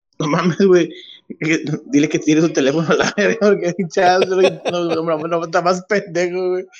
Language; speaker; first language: Spanish; native; Spanish